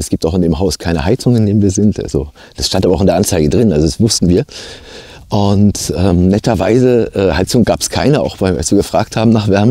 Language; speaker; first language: German; native; German